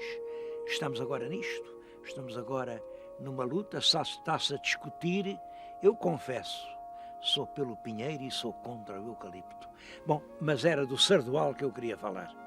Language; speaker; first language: Portuguese; native; Portuguese